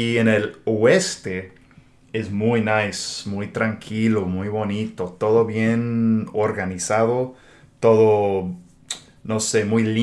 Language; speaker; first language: Spanish; non-native, fluent; English